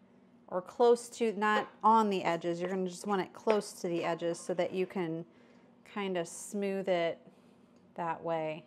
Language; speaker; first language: English; native; English